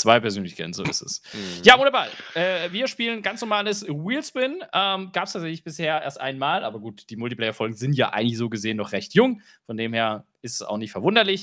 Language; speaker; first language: German; native; German